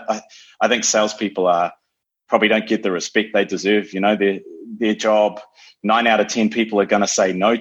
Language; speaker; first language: English; native; English